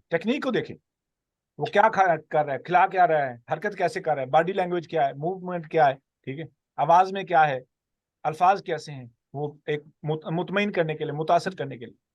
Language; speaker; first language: Urdu; non-native, local second language; Punjabi